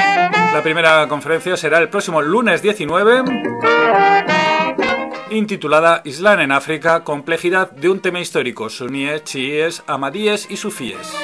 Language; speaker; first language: Spanish; native; Spanish